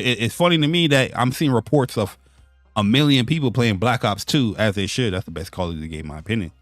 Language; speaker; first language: English; native; English